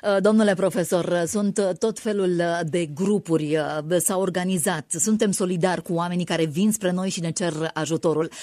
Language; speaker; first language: Romanian; native; Romanian